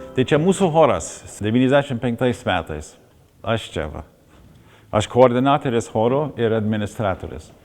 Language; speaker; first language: Lithuanian; early bilingual, heritage; Lithuanian